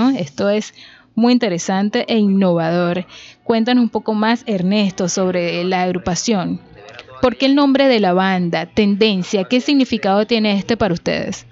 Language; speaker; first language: Spanish; native; Spanish